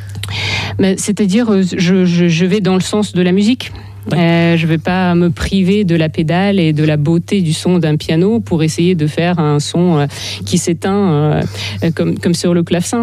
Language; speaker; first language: French; non-native, fluent; Ukrainian